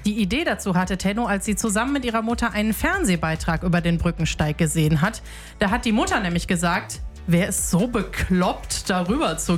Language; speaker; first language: German; native; German